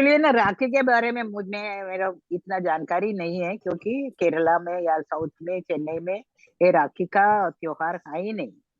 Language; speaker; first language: Hindi; non-native, local second language; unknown